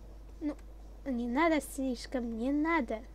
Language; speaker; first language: Russian; native; Russian